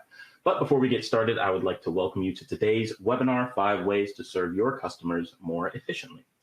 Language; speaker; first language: English; native; English